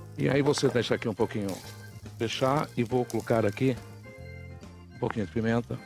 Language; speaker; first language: Portuguese; native; Portuguese